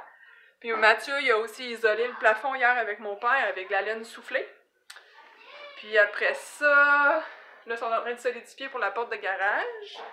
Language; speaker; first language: French; native; French